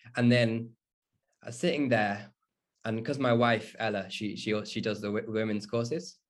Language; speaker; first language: English; native; English